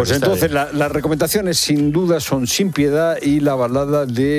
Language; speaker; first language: Spanish; native; Spanish